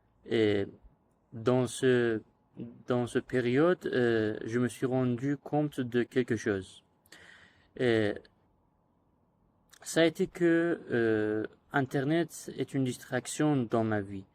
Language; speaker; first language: French; non-native, learner; Persian